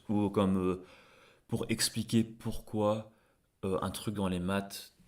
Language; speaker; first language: French; non-native, fluent; English